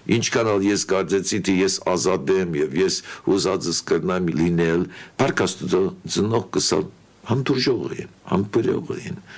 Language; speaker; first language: Armenian; early bilingual, heritage; Armenian